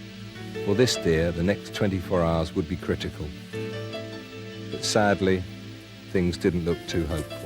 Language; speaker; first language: English; native; English